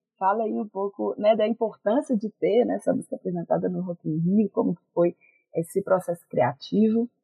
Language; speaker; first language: Portuguese; native; Portuguese